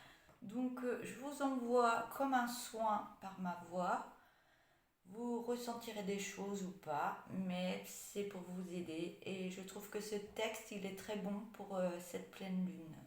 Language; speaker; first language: French; native; French